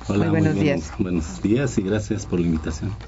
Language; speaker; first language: Spanish; native; Spanish